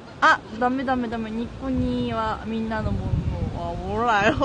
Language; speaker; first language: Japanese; non-native, learner; Korean